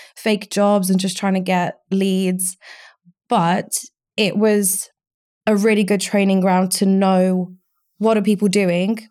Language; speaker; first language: English; early bilingual, other home language; Romanian